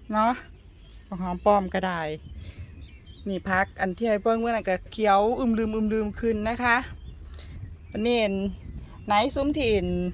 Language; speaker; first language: Thai; native; Thai